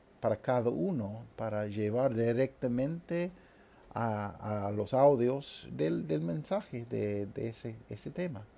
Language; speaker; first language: Spanish; non-native, fluent; English